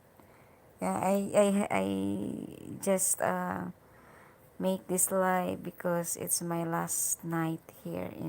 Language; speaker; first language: English; non-native, learner; Hiligaynon